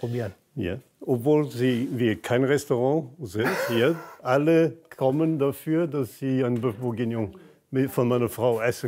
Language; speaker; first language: German; non-native, fluent; French